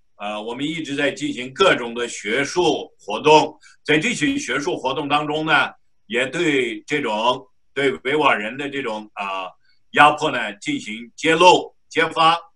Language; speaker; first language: Chinese; non-native, local second language; Uyghur